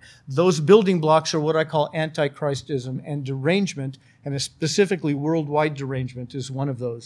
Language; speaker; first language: English; native; English